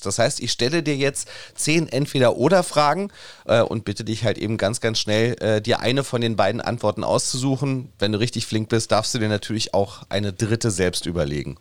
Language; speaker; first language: German; native; German